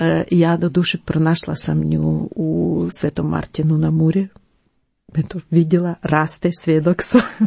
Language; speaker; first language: Croatian; non-native, fluent; Ukrainian